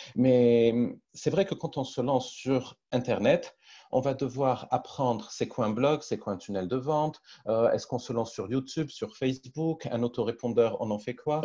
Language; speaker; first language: French; native; French